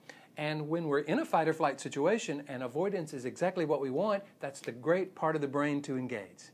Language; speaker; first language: English; native; English